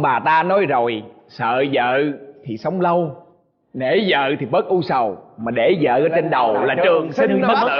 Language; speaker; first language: Vietnamese; native; Vietnamese